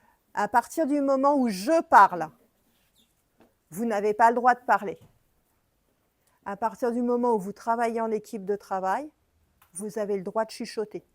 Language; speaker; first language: French; native; French